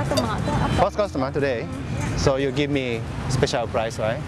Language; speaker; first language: English; non-native, learner; Thai